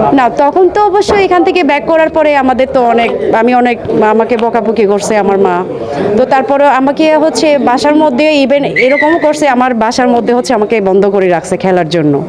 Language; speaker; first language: Bangla; non-native, local second language; Chakma